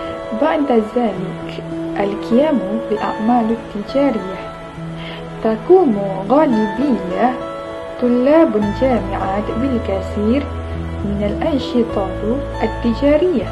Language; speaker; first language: Arabic; non-native, learner; Malay